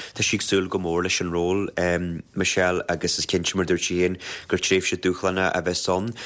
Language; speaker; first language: Irish; native; Irish